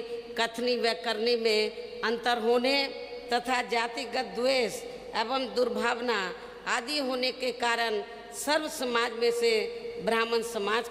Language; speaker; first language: Hindi; native; Hindi